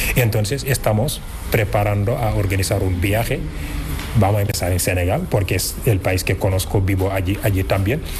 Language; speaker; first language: Spanish; non-native, fluent; Wolof